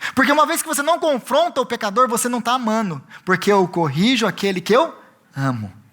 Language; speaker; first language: Portuguese; native; Portuguese